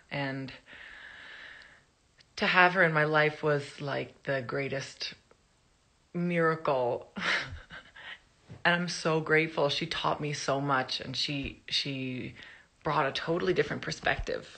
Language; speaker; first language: English; early bilingual, other home language; Spanish